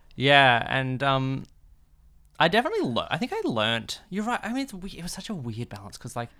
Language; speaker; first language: English; native; English